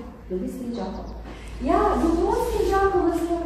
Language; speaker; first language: German; non-native, fluent; Croatian